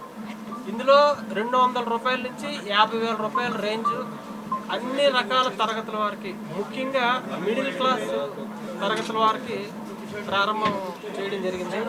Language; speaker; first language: Telugu; native; Telugu